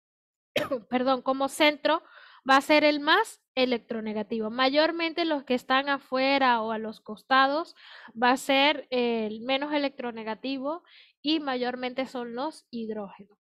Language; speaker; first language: Spanish; native; Spanish